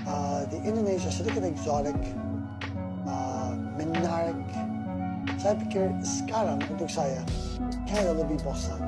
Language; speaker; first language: Indonesian; non-native, learner; English